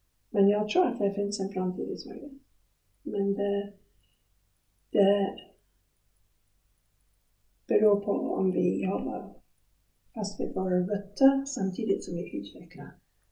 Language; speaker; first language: Swedish; non-native, fluent; English